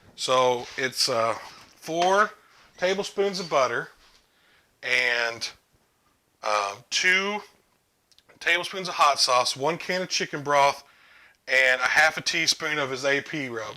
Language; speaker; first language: English; native; English